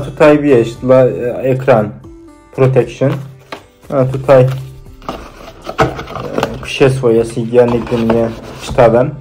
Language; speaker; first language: Polish; non-native, learner; Turkish